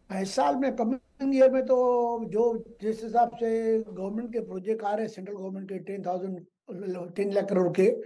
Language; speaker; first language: Hindi; non-native, local second language; Gujarati